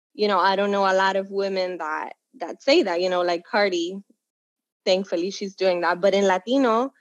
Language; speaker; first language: English; non-native, local second language; Spanish